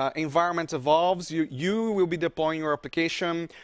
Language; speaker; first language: English; non-native, fluent; Portuguese